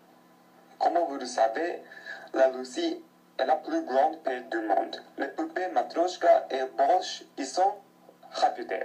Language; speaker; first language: French; non-native, learner; Japanese